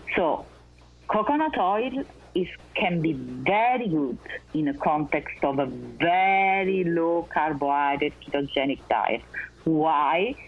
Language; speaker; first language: English; non-native, fluent; Italian